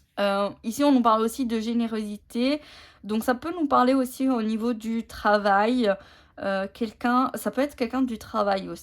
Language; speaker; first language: French; native; French